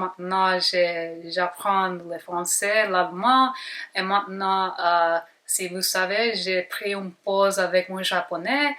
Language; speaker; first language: French; non-native, learner; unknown